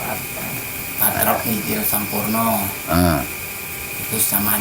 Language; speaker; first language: Indonesian; non-native, local second language; Javanese